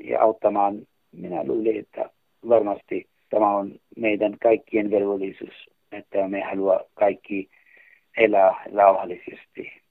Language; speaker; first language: Finnish; non-native, learner; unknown